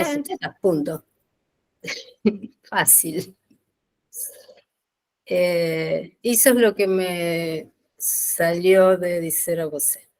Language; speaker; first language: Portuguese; non-native, learner; Spanish